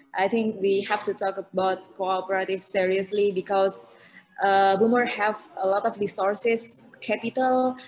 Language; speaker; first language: English; non-native, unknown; Indonesian